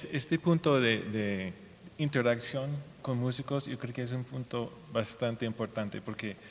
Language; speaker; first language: Spanish; non-native, fluent; English